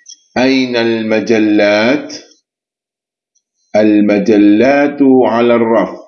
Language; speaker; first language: Arabic; non-native, learner; Indonesian